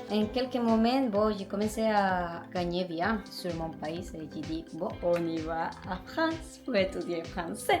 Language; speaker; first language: French; non-native, learner; Spanish